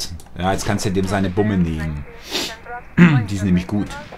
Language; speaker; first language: German; native; German